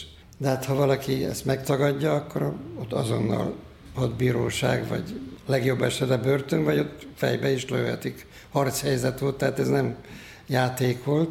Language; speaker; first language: Hungarian; native; Hungarian